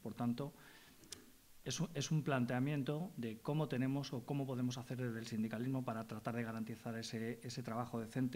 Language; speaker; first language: Spanish; native; Spanish